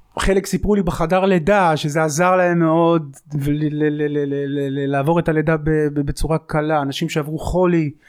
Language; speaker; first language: Hebrew; native; Hebrew